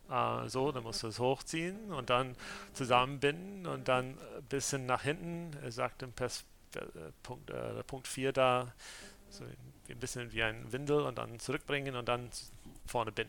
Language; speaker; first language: German; non-native, fluent; English